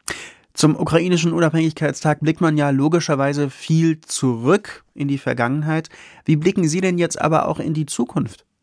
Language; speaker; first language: German; native; German